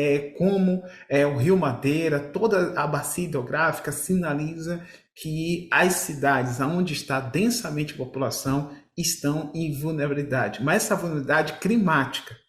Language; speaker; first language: Portuguese; native; Portuguese